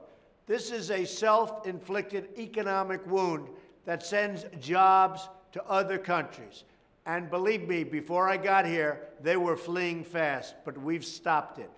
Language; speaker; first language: English; native; English